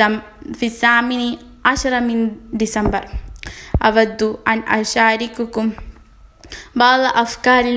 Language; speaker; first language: Arabic; non-native, learner; Malayalam